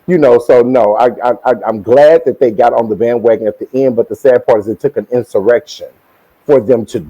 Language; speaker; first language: English; native; English